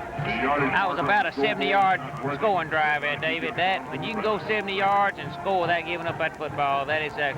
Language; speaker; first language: English; native; English